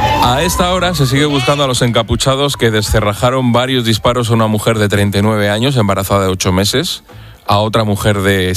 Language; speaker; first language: Spanish; native; Spanish